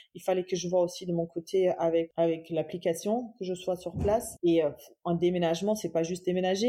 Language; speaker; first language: French; non-native, fluent; German